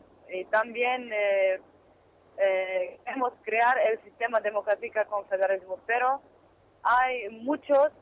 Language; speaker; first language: Spanish; non-native, learner; Kurdish